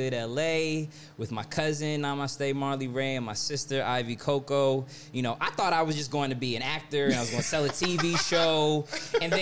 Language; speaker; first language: English; native; English